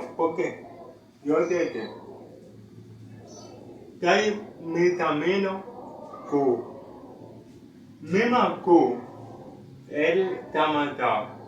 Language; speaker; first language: Spanish; non-native, learner; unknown